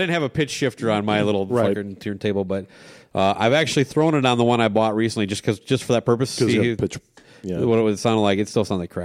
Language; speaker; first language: English; native; English